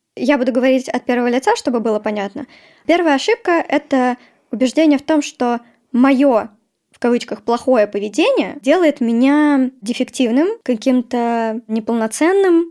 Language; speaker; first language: Russian; native; Russian